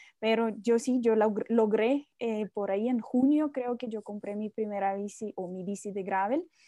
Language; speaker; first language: Spanish; non-native, fluent; Russian